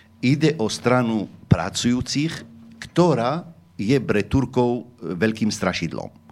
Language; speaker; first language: Slovak; non-native, fluent; Arabic